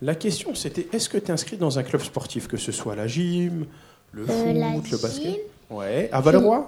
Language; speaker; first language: French; native; French